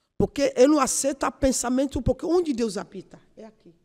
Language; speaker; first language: Portuguese; non-native, learner; Yoruba